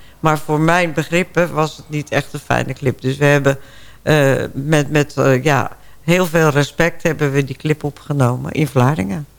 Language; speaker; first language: Dutch; native; Dutch